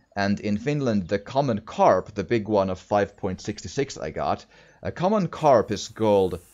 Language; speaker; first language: English; non-native, fluent; Finnish